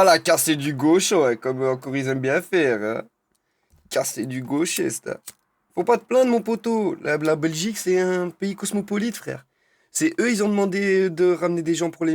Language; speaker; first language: French; native; French